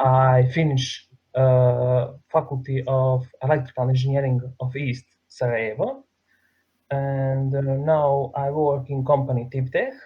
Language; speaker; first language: English; non-native, learner; Serbian